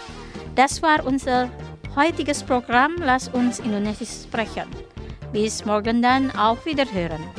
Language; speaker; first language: German; non-native, fluent; Indonesian